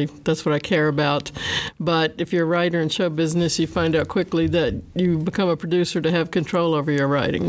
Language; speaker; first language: English; native; English